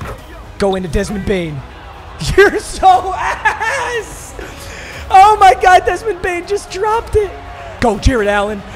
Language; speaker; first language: English; native; English